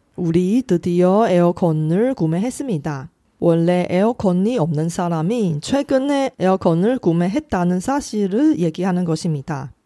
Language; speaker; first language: Korean; non-native, fluent; Chinese